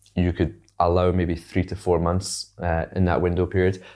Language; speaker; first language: English; native; English